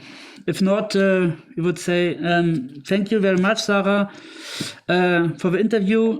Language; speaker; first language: English; non-native, fluent; German